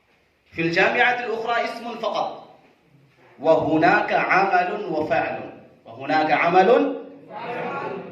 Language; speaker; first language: Arabic; non-native, fluent; Urdu